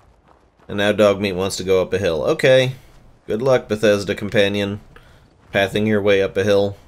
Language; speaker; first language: English; native; English